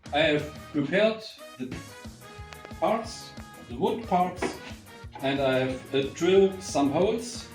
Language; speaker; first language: English; non-native, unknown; German